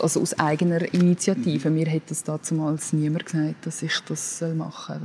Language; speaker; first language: German; early bilingual, other home language; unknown